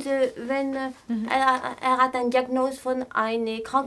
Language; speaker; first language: German; non-native, fluent; French